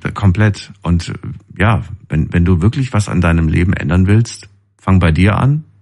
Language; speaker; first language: German; native; German